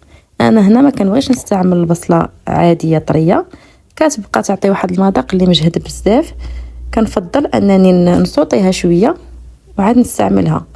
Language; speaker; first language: Arabic; native; Arabic